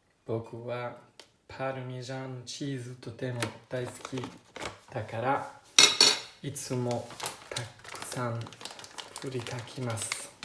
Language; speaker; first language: Japanese; non-native, learner; Italian